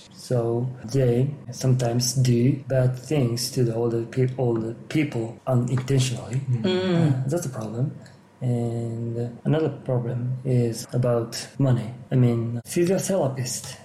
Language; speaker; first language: English; non-native, fluent; Japanese